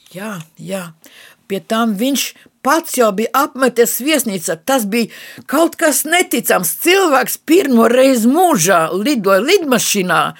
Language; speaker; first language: Latvian; non-native, local second language; Russian